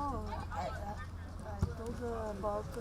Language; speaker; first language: English; non-native, learner; Portuguese